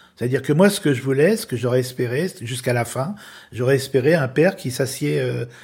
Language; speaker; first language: French; native; French